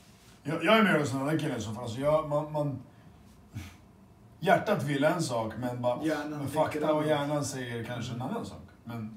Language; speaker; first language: Swedish; early bilingual, other home language; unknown